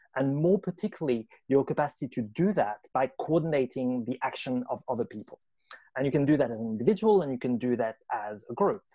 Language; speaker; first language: English; non-native, fluent; French